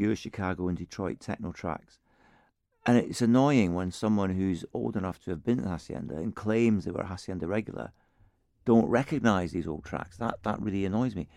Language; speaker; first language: English; native; English